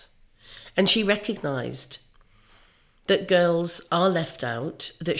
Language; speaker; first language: English; native; English